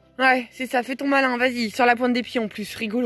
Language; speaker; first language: French; native; French